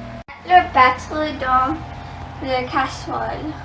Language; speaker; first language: French; non-native, learner; English